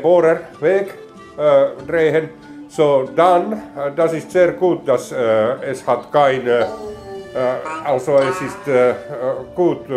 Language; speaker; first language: German; non-native, learner; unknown